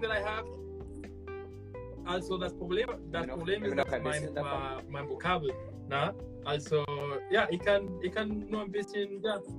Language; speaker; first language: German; non-native, learner; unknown